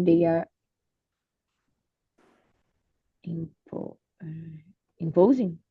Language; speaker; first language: English; non-native, learner; Portuguese